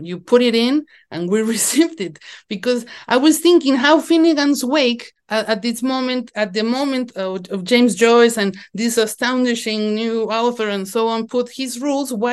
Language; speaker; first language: English; non-native, fluent; Spanish